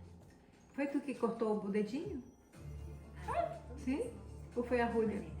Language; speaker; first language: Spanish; non-native, fluent; Portuguese